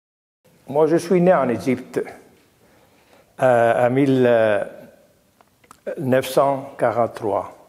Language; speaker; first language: French; non-native, learner; Greek